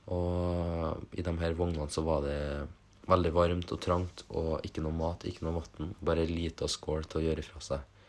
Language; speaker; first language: Norwegian; early bilingual, other home language; German